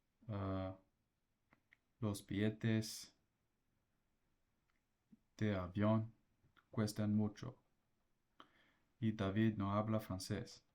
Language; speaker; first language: Spanish; non-native, learner; English